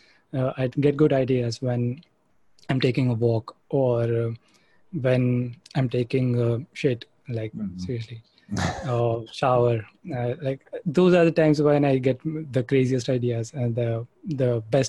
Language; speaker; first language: English; non-native, local second language; Gujarati